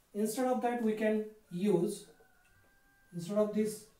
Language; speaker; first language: English; non-native, local second language; Marathi